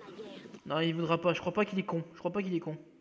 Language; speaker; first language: French; native; French